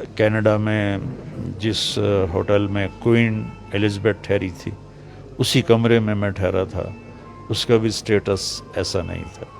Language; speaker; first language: Urdu; non-native, local second language; Punjabi